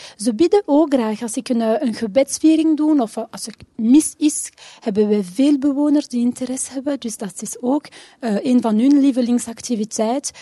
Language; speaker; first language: Dutch; non-native, local second language; French